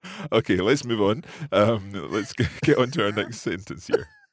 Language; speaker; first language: English; native; English